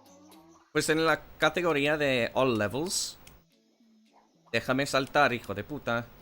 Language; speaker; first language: Spanish; non-native, learner; English